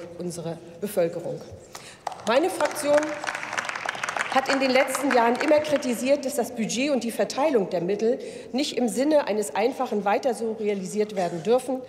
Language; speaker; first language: German; native; German